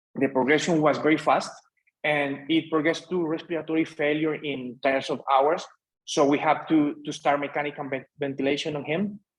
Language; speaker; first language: English; non-native, fluent; Spanish